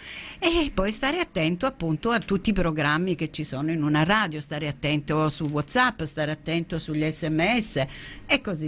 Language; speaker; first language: Italian; native; Italian